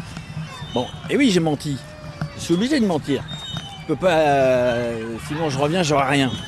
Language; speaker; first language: French; native; French